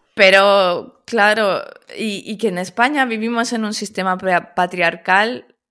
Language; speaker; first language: Spanish; early bilingual, other home language; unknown